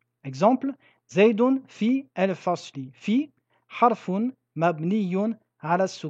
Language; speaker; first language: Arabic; non-native, fluent; French